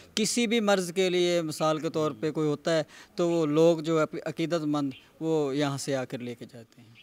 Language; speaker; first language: Urdu; non-native, local second language; Punjabi